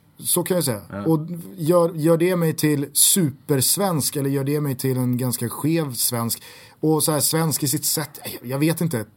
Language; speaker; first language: Swedish; native; Swedish